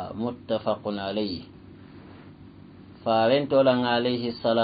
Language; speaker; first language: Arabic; non-native, fluent; Soninke